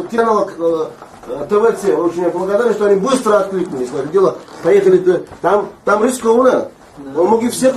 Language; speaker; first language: Russian; non-native, fluent; Tajik